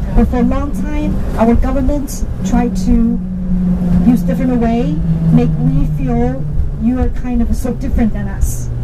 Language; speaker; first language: English; non-native, learner; Chinese